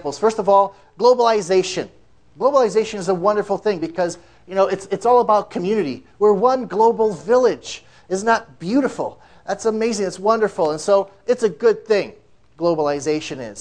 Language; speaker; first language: English; native; English